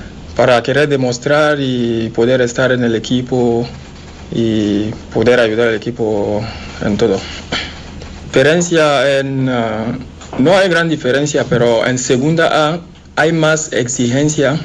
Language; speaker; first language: Spanish; non-native, fluent; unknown